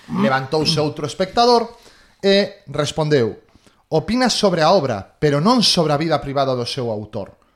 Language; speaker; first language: Galician; native; Galician